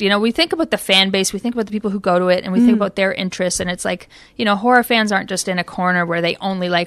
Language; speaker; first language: English; native; English